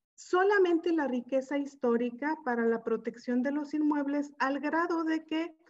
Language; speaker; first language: Spanish; native; Spanish